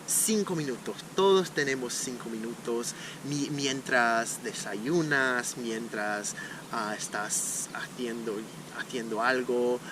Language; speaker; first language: Spanish; non-native, fluent; Portuguese